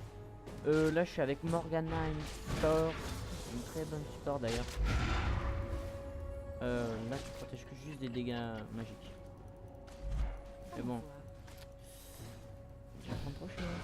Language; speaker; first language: French; native; French